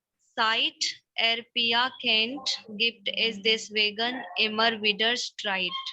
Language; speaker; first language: German; non-native, learner; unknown